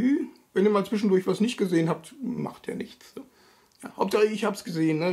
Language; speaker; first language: German; native; German